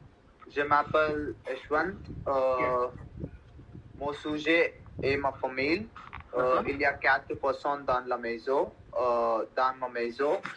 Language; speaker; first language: French; non-native, learner; Telugu